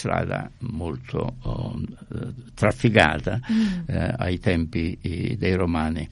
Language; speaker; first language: Italian; native; Italian